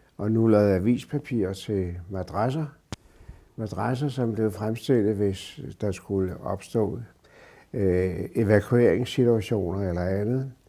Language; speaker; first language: Danish; native; Danish